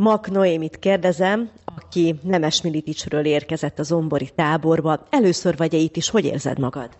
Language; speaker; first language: Hungarian; native; Hungarian